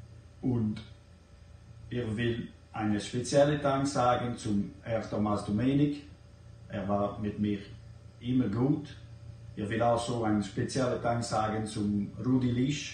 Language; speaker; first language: German; non-native, learner; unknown